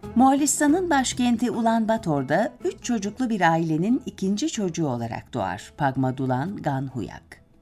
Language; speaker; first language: Turkish; native; Turkish